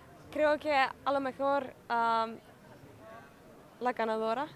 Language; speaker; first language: Spanish; non-native, learner; Icelandic